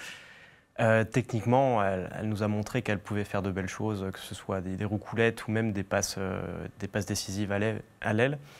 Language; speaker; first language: French; native; French